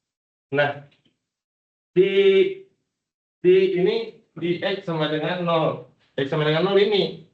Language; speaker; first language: Indonesian; native; Indonesian